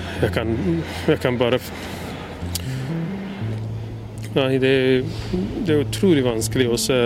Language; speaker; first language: Norwegian; early bilingual, other home language; Somali